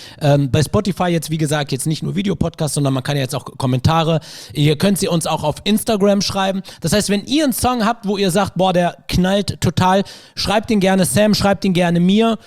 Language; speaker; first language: German; early bilingual, other home language; Arabic